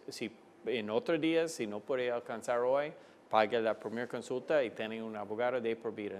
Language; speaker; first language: Spanish; non-native, fluent; English